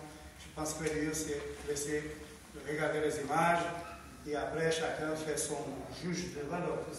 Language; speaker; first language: French; non-native, learner; Portuguese